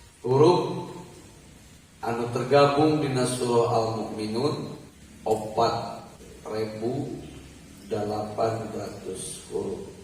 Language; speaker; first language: Indonesian; non-native, local second language; Sundanese